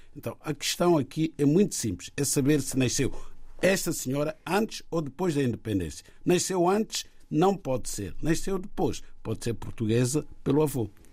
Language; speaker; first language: Portuguese; native; Portuguese